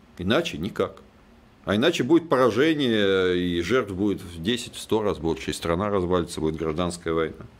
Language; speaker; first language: Russian; native; Russian